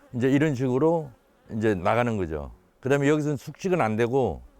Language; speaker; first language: Korean; native; Korean